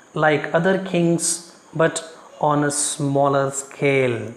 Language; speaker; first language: English; non-native, local second language; Kannada